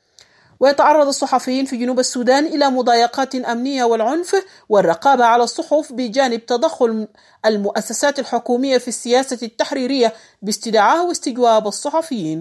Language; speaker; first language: Arabic; native; Arabic